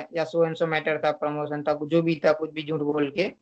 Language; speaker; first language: Hindi; non-native, local second language; Gujarati